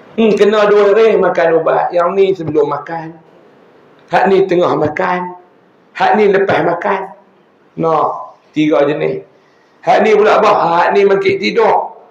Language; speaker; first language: Malay; native; Malay